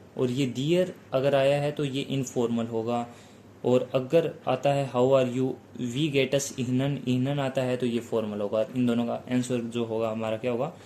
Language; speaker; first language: Hindi; native; Hindi